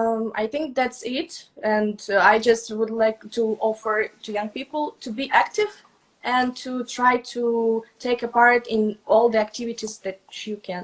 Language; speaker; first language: English; non-native, fluent; Russian